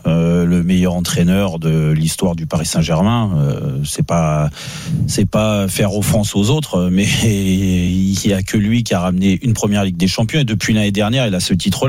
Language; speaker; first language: French; native; French